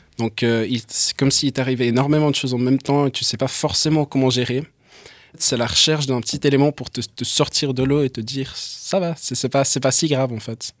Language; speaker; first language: French; early bilingual, other home language; English